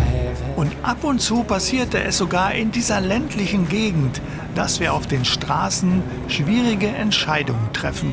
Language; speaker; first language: German; native; German